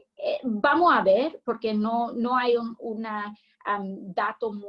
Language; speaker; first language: Spanish; early bilingual, heritage; English